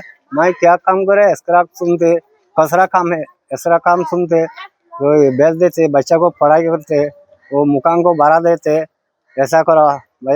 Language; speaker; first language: Hindi; non-native, learner; Rohingya